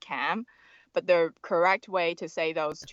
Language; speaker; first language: English; non-native, local second language; Cantonese